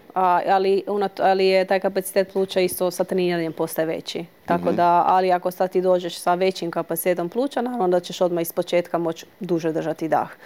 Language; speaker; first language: Croatian; early bilingual, heritage; Croatian